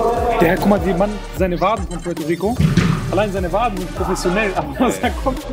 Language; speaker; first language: German; native; German